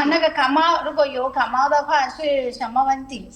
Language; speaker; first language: Chinese; non-native, learner; Telugu